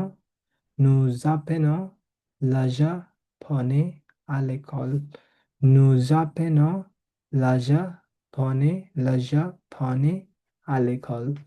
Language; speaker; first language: French; non-native, learner; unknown